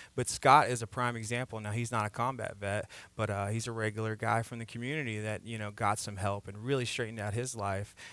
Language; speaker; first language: English; native; English